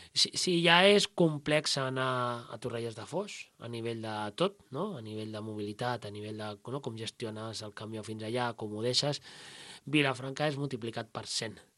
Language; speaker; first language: Catalan; native; Catalan